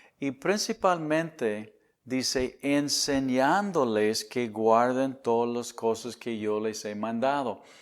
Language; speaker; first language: Spanish; non-native, fluent; English